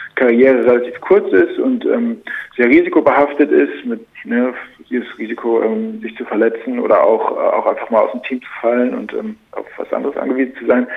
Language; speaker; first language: German; native; German